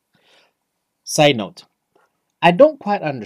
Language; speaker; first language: English; non-native, local second language; Ewe